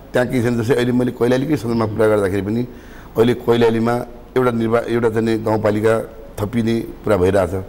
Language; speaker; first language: Nepali; native; Nepali